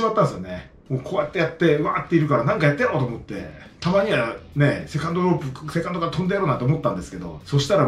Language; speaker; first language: Japanese; native; Japanese